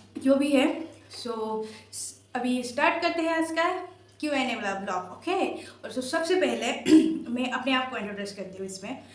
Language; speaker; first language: Hindi; non-native, local second language; Assamese